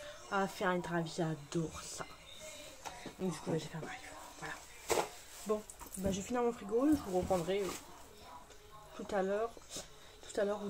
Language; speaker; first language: French; native; French